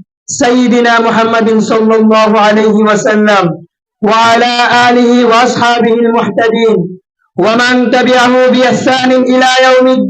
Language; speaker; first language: Arabic; non-native, learner; Bangla